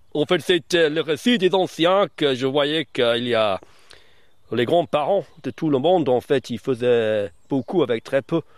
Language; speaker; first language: French; non-native, fluent; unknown